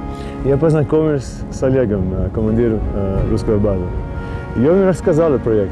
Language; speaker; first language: Russian; early bilingual, heritage; Russian